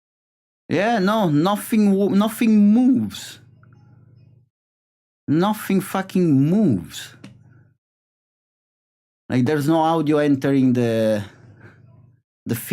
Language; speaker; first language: English; non-native, fluent; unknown